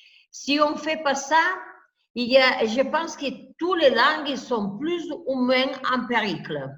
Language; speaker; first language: French; non-native, fluent; Italian